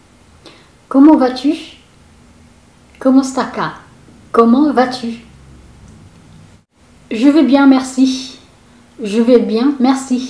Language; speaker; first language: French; non-native, learner; Filipino